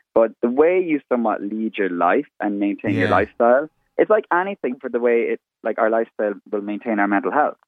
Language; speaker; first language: English; native; English